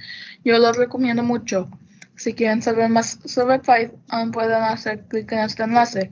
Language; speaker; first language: Spanish; early bilingual, heritage; Spanish